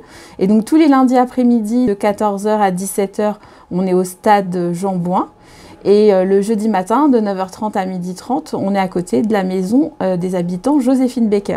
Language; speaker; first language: French; native; French